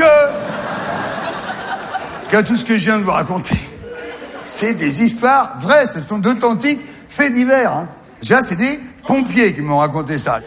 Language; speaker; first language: French; native; French